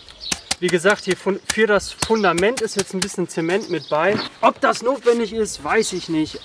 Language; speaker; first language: German; native; German